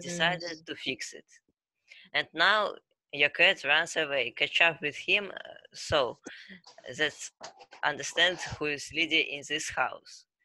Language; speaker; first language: English; non-native, learner; Russian